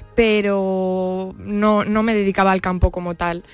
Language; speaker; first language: Spanish; native; Spanish